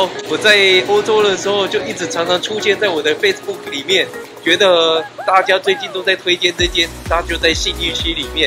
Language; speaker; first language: Chinese; native; Chinese